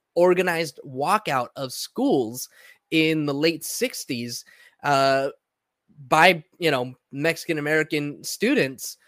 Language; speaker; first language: English; early bilingual, other home language; Spanish